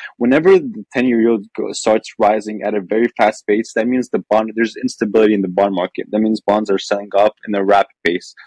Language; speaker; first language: English; non-native, fluent; Arabic